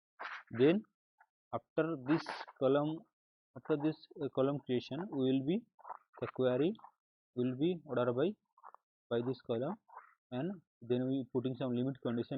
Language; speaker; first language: English; non-native, local second language; Hindi